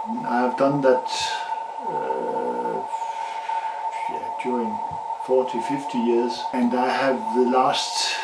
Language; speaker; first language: English; non-native, learner; Danish